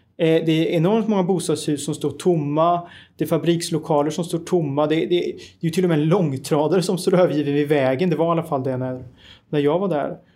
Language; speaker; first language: Swedish; native; Swedish